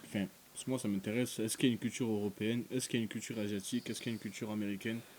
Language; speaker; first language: French; native; French